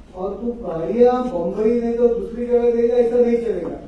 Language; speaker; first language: Hindi; non-native, local second language; Marathi